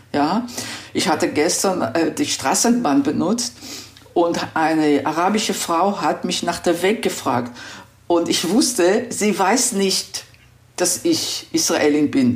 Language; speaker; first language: German; non-native, fluent; Hebrew